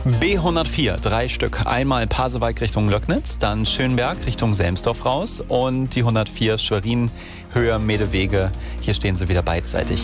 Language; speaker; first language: German; native; German